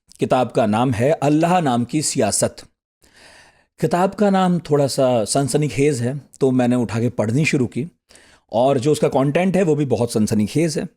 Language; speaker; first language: Hindi; native; Hindi